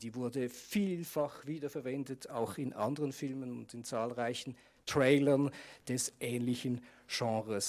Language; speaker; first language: German; native; German